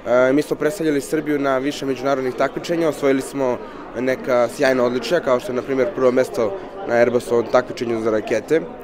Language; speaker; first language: Serbian; native; Serbian